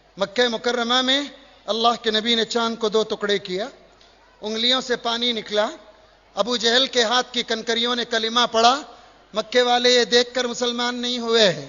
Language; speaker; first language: Urdu; native; Urdu